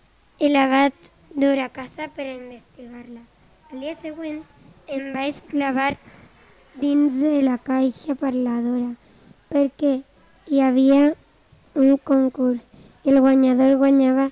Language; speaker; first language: Catalan; non-native, local second language; Spanish